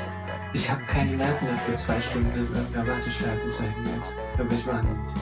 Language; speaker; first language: German; native; German